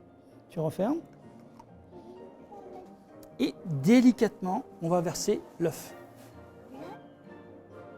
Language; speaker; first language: French; native; French